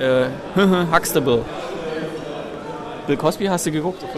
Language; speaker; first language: German; native; German